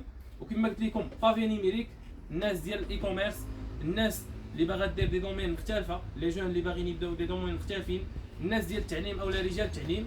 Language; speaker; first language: Arabic; native; Arabic